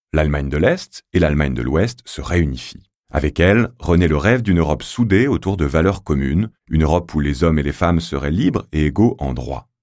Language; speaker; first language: French; native; French